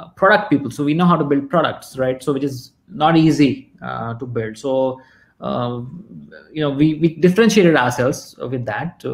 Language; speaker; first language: English; non-native, local second language; Kannada